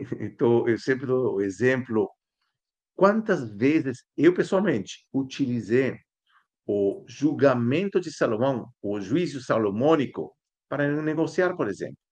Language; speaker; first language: Portuguese; non-native, fluent; Spanish